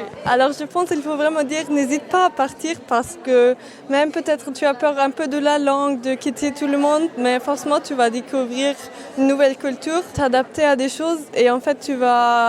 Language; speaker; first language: French; non-native, fluent; German